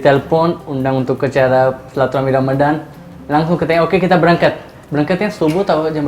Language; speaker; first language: Indonesian; native; Indonesian